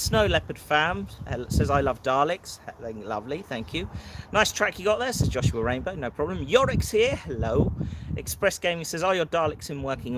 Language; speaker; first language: English; native; English